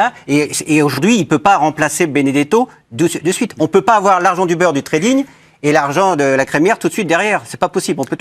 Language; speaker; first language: French; native; French